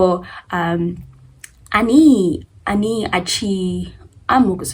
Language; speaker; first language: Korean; non-native, learner; English